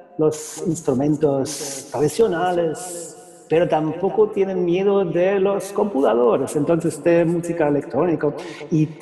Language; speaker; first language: Spanish; non-native, fluent; German